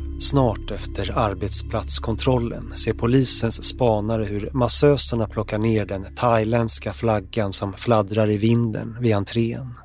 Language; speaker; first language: Swedish; native; Swedish